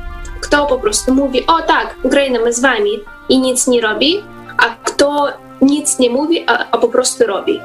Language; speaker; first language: Polish; non-native, fluent; Ukrainian